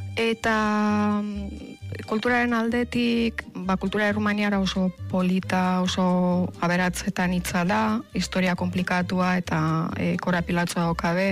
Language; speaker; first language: Basque; non-native, fluent; Romanian